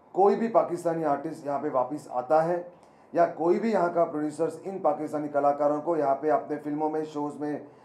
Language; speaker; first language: Hindi; non-native, local second language; Marathi